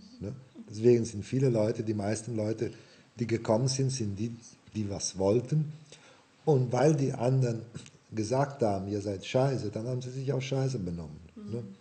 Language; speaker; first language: German; non-native, fluent; Italian